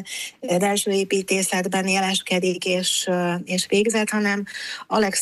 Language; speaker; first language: Hungarian; native; Hungarian